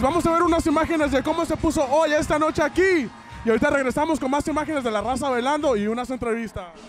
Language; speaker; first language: Spanish; early bilingual, heritage; Spanish